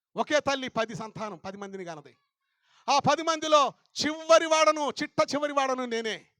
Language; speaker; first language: Telugu; non-native, local second language; Lambadi